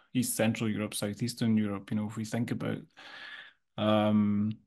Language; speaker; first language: English; native; English